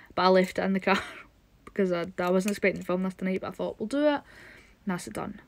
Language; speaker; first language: English; native; English